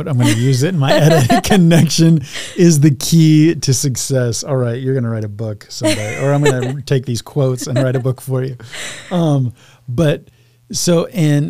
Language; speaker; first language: English; native; English